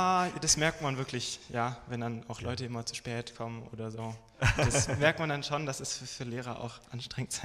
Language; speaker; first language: German; native; German